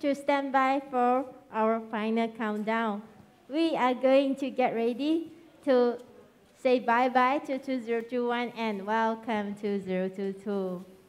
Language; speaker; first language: English; non-native, local second language; Chinese